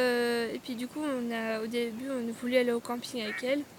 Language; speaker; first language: French; native; French